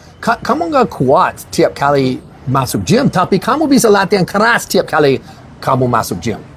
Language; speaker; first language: Indonesian; non-native, learner; English